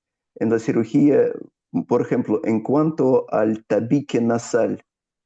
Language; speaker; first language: Spanish; non-native, fluent; Russian